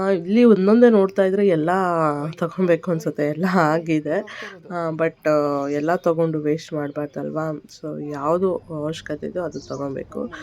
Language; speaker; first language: Kannada; native; Kannada